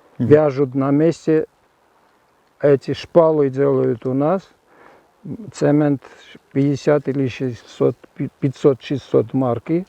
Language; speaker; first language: Russian; non-native, local second language; Armenian